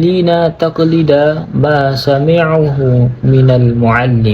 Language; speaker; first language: Arabic; non-native, learner; Indonesian